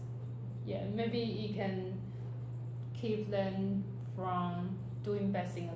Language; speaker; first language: English; non-native, learner; Chinese